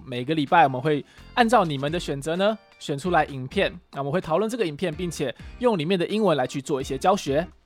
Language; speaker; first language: Chinese; early bilingual, heritage; Chinese